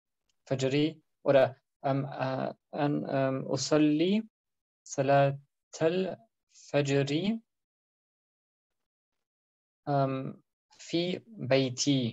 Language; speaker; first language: Arabic; non-native, learner; German